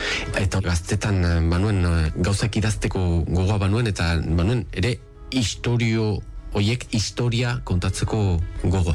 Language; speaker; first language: Basque; native; Basque